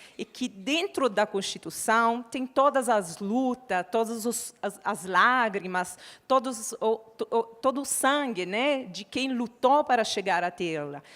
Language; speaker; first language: Portuguese; non-native, fluent; Italian